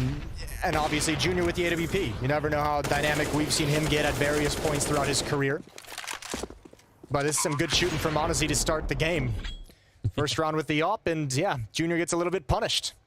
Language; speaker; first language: English; native; English